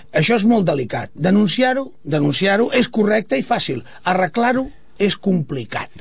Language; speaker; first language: Catalan; non-native, local second language; Spanish